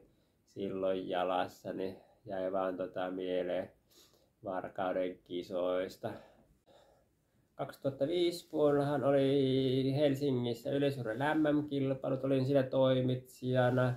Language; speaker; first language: Finnish; native; Finnish